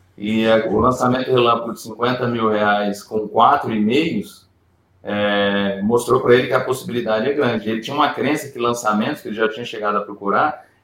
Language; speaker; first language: Portuguese; native; Portuguese